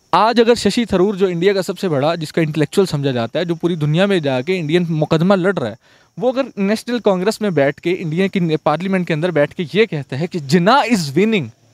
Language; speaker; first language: Urdu; native; Urdu